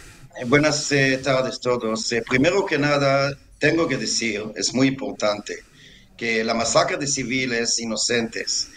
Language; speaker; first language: Spanish; non-native, fluent; Hebrew